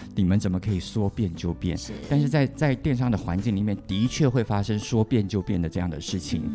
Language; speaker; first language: Chinese; native; Chinese